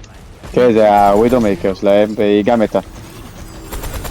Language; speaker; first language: Hebrew; native; Hebrew